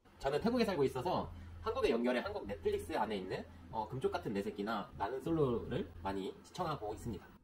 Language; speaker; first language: Korean; native; Korean